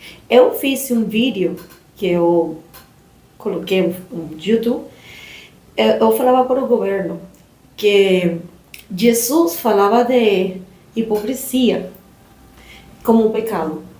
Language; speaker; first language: Portuguese; non-native, learner; Spanish